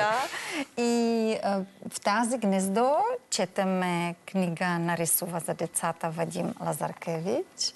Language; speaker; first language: Bulgarian; non-native, learner; Czech